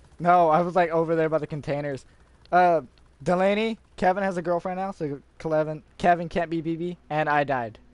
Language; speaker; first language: English; native; English